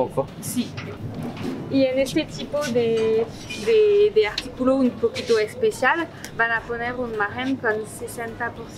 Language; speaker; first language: Spanish; non-native, fluent; French